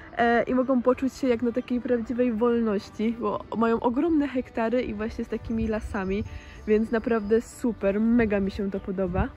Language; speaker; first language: Polish; native; Polish